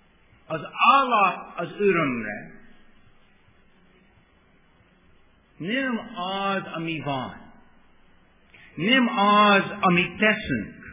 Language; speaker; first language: Hungarian; non-native, fluent; English